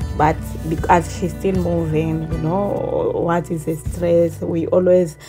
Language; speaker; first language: English; non-native, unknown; Swahili